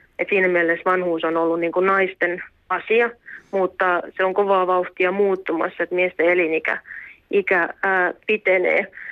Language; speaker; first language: Finnish; native; Finnish